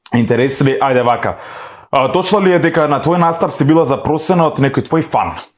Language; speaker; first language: Macedonian; native; Macedonian